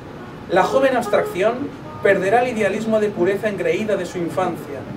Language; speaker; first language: Spanish; native; Spanish